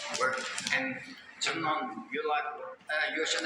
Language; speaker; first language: English; non-native, learner; Thai